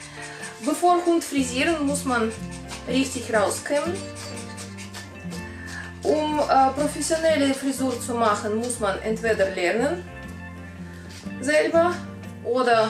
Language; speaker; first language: German; non-native, learner; Russian